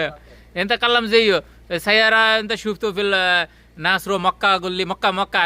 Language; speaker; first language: Arabic; non-native, learner; Bangla